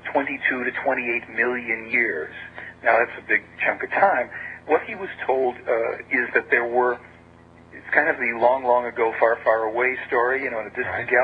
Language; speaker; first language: English; native; English